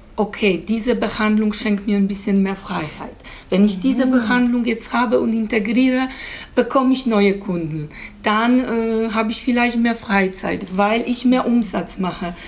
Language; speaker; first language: German; non-native, fluent; Polish